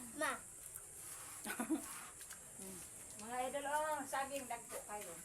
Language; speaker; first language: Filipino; non-native, local second language; Cebuano